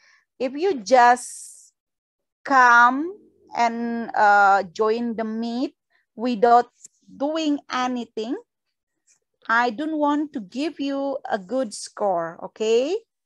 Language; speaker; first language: English; non-native, fluent; Indonesian